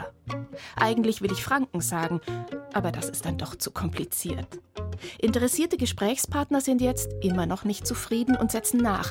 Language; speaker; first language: German; native; German